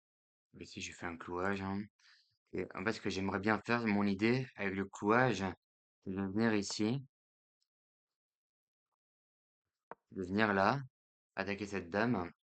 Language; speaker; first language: French; native; French